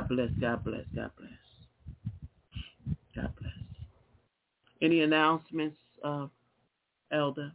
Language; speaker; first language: English; native; English